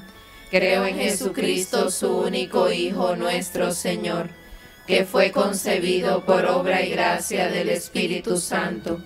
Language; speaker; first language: Spanish; native; Spanish